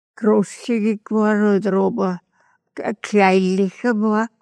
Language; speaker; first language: German; native; German